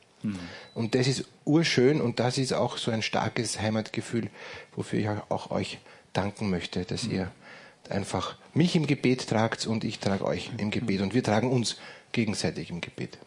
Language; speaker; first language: German; native; German